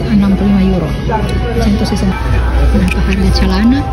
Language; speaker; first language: Indonesian; non-native, local second language; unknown